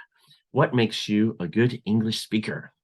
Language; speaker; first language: English; non-native, fluent; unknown